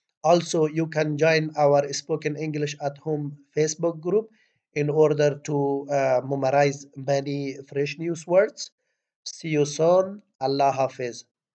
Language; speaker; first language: English; non-native, fluent; Persian